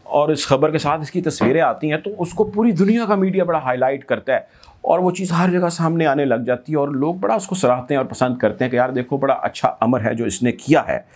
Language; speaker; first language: Urdu; native; Urdu